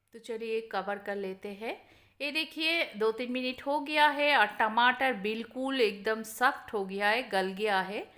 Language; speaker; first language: Hindi; non-native, local second language; Bangla